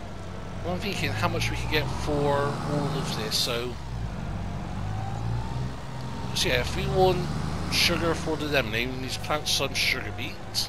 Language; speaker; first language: English; native; English